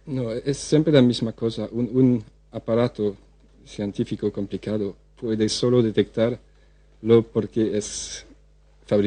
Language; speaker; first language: Spanish; non-native, fluent; French